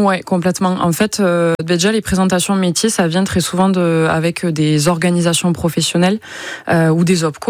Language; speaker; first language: French; native; French